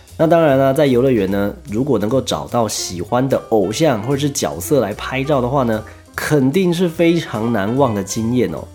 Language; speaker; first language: Chinese; native; Chinese